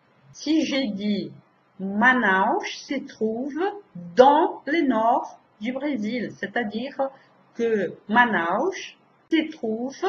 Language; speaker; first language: French; non-native, fluent; Portuguese